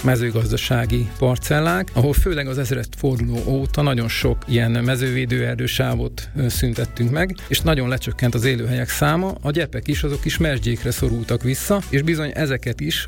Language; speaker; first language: Hungarian; native; Hungarian